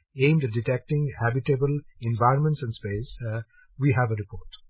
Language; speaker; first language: English; non-native, local second language; Bangla